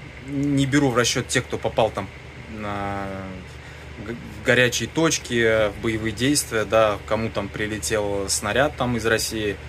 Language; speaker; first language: Russian; native; Russian